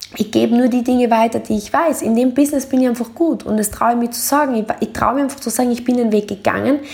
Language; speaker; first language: German; native; German